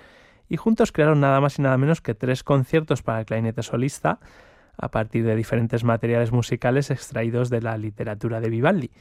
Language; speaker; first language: Spanish; native; Spanish